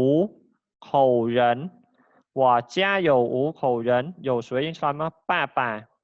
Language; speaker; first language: Chinese; non-native, fluent; Khmer